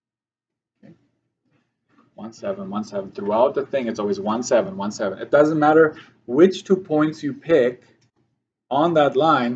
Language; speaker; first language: English; native; English